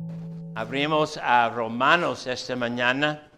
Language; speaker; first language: Spanish; non-native, fluent; English